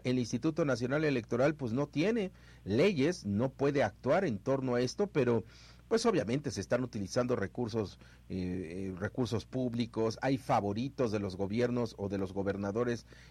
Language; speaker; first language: Spanish; native; Spanish